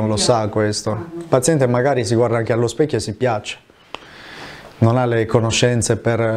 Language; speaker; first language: Italian; native; Italian